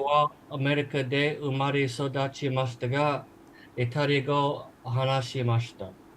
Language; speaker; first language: Japanese; non-native, learner; English